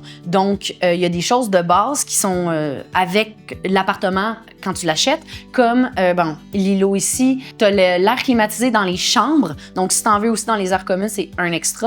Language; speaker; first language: French; native; French